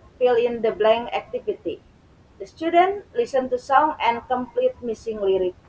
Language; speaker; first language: English; non-native, learner; Indonesian